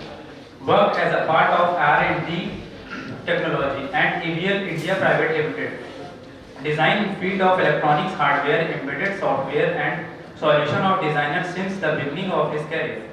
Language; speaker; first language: English; non-native, local second language; Hindi